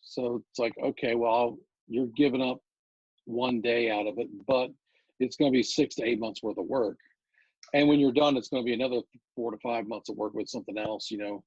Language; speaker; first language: English; native; English